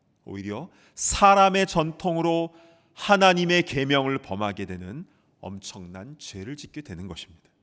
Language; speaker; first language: Korean; native; Korean